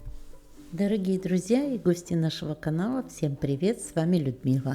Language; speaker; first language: Russian; native; Russian